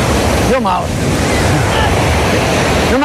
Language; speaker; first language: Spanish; non-native, local second language; Catalan